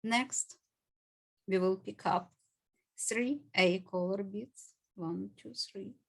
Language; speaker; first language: English; non-native, fluent; Ukrainian